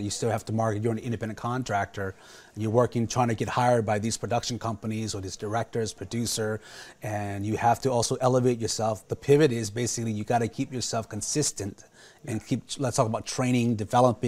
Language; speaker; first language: English; non-native, fluent; Lao